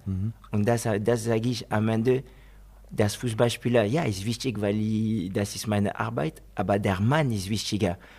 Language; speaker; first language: German; non-native, fluent; French